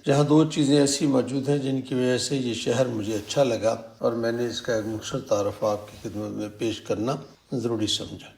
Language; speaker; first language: Urdu; native; Urdu